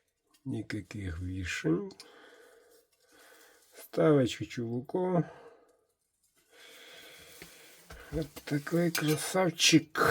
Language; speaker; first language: Russian; non-native, local second language; Yakut